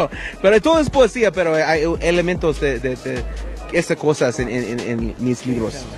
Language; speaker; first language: Spanish; early bilingual, heritage; English